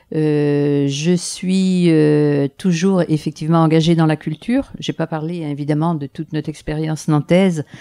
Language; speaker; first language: French; native; French